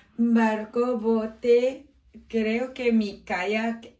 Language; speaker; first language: Spanish; non-native, learner; English